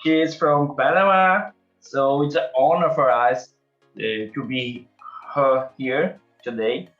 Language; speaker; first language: English; non-native, learner; Portuguese